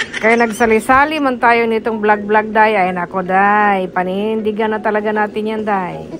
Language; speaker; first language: Filipino; non-native, local second language; Cebuano